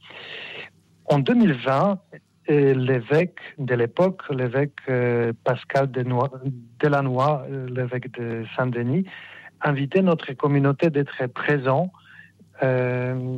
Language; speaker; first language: French; non-native, fluent; Polish